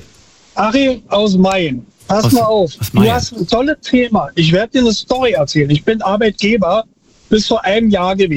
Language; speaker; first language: German; native; German